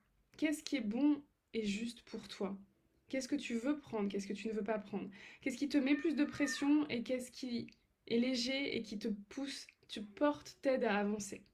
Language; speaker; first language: French; native; French